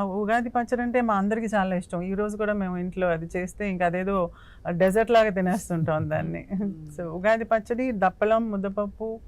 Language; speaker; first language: Telugu; native; Telugu